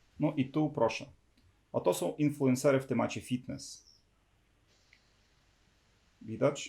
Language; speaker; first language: Polish; non-native, fluent; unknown